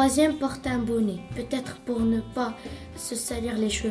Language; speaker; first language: French; non-native, local second language; Arabic